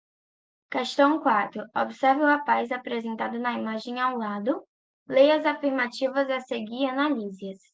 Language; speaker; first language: Portuguese; native; Portuguese